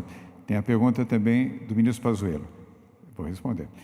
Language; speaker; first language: Portuguese; native; Portuguese